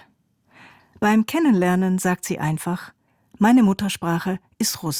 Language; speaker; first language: German; native; German